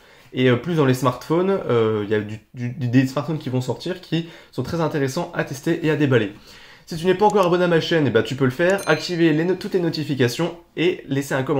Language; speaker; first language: French; native; French